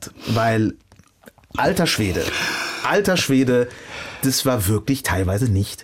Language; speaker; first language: German; early bilingual, other home language; Arabic